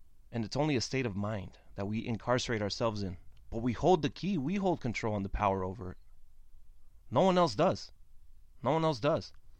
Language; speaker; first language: English; early bilingual, other home language; Spanish